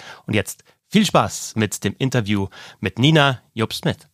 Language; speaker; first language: German; native; German